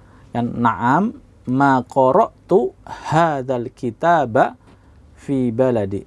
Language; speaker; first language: Indonesian; native; Indonesian